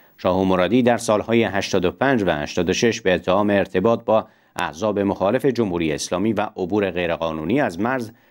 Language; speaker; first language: Persian; non-native, local second language; Central Kurdish